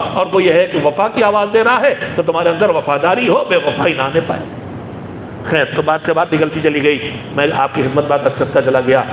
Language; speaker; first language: Urdu; native; Urdu